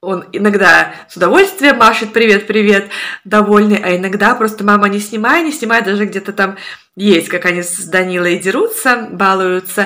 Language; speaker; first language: Russian; native; Russian